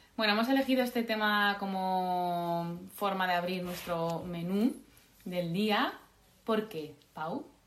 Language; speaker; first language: Spanish; native; Spanish